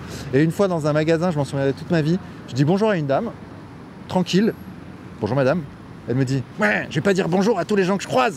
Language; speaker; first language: French; native; French